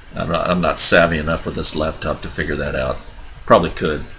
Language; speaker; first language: English; native; English